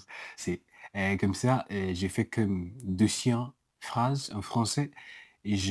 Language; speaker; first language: French; non-native, learner; English